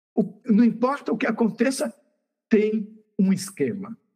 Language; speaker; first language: Portuguese; native; Portuguese